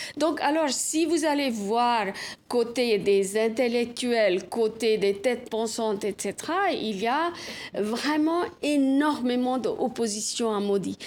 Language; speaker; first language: French; non-native, fluent; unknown